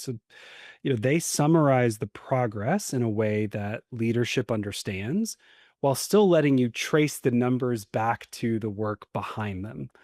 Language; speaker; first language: English; native; English